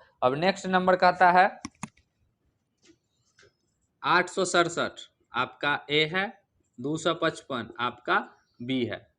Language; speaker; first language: Hindi; native; Hindi